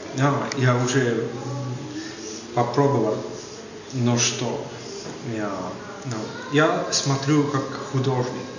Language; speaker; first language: Russian; non-native, learner; Estonian